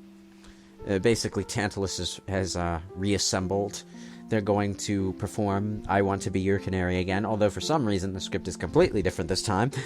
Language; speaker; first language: English; native; English